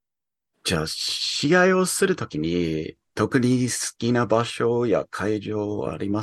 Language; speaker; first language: Japanese; early bilingual, heritage; English